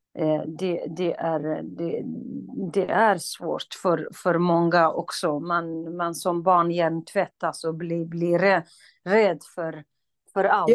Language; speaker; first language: Swedish; non-native, fluent; Kurdish